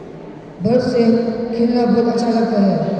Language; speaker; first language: Hindi; non-native, local second language; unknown